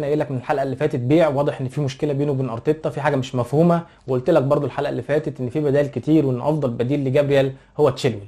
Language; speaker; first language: Arabic; native; Arabic